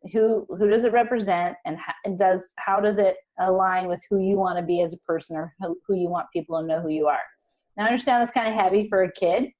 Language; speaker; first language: English; native; English